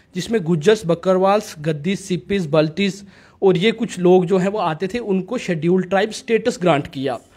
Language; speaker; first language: Hindi; native; Hindi